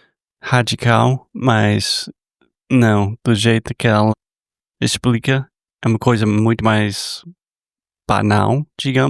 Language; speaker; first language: Portuguese; non-native, fluent; English